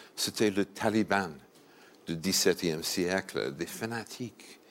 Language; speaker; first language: French; non-native, fluent; English